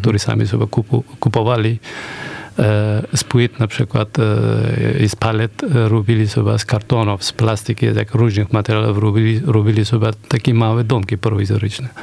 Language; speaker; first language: Polish; non-native, fluent; Persian